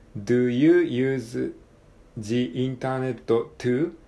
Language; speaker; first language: English; non-native, learner; Japanese